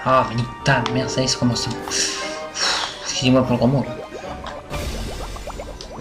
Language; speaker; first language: French; native; French